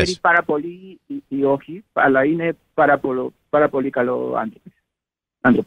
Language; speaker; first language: Greek; non-native, learner; Spanish